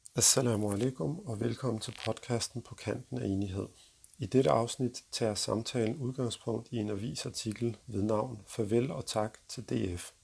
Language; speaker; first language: Danish; early bilingual, other home language; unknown